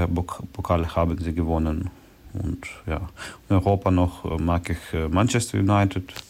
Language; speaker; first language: German; non-native, learner; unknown